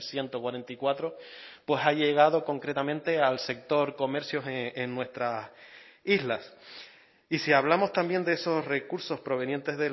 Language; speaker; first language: Spanish; native; Spanish